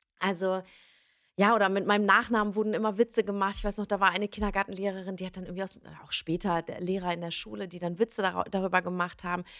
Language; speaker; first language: German; early bilingual, other home language; Persian